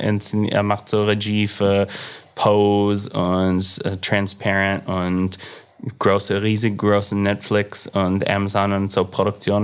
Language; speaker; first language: German; non-native, fluent; English